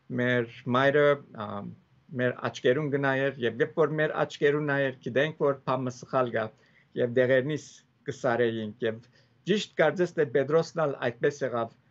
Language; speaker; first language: Armenian; early bilingual, heritage; Armenian